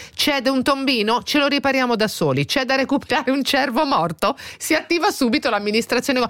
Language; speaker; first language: Italian; native; Italian